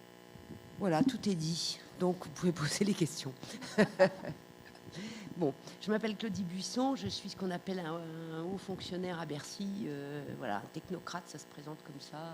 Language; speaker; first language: French; native; French